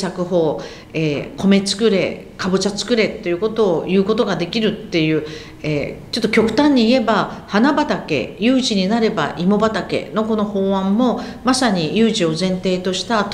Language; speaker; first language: Japanese; native; Japanese